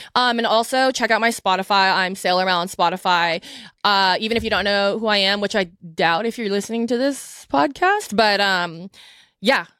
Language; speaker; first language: English; native; English